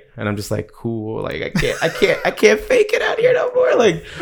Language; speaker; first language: English; native; English